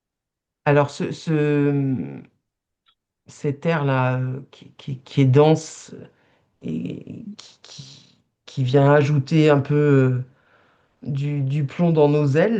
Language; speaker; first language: French; native; French